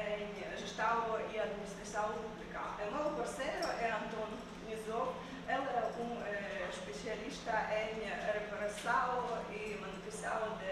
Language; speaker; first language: Portuguese; non-native, learner; Ukrainian